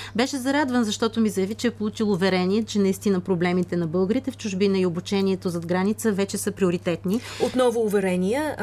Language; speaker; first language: Bulgarian; native; Bulgarian